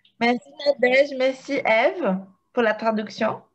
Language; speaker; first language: French; non-native, fluent; Portuguese